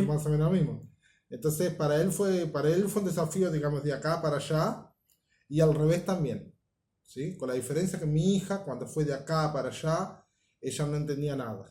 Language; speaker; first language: Spanish; native; Spanish